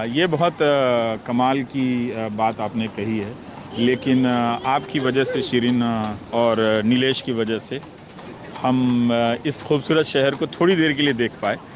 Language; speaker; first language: Hindi; native; Hindi